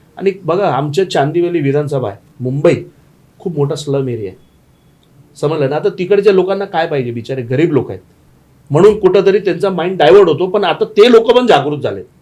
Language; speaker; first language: Marathi; non-native, local second language; Gujarati